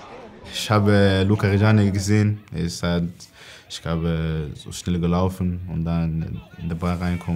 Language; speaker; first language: German; non-native, learner; Swedish